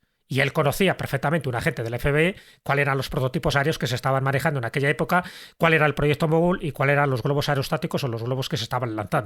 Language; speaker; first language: Spanish; native; Spanish